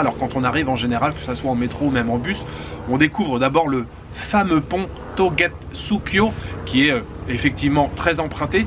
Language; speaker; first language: French; native; French